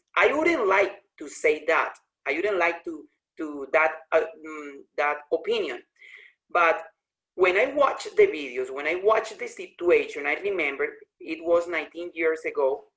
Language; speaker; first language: English; non-native, learner; Spanish